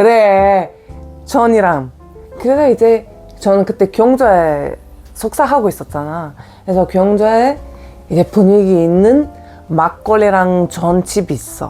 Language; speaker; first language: Korean; non-native, fluent; Bulgarian